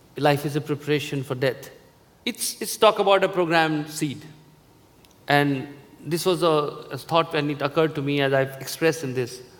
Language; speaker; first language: English; non-native, local second language; Hindi